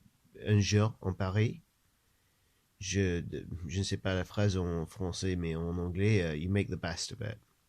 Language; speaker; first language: French; non-native, learner; English